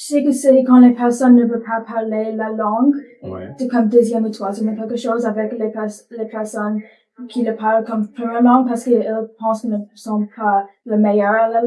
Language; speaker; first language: French; non-native, local second language; English